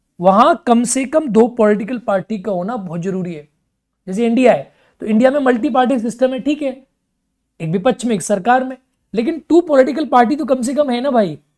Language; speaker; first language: Hindi; native; Hindi